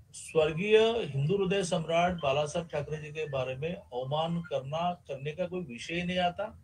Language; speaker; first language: Hindi; non-native, local second language; Marathi